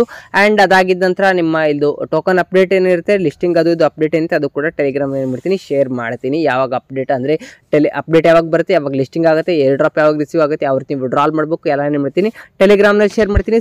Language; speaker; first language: Kannada; native; Kannada